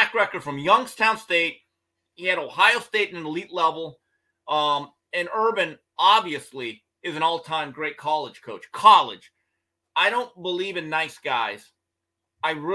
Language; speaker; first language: English; native; English